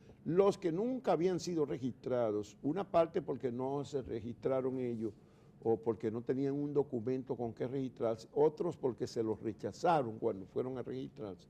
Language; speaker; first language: Spanish; native; Spanish